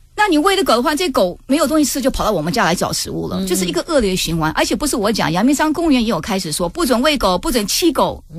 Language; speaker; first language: Chinese; early bilingual, heritage; Chinese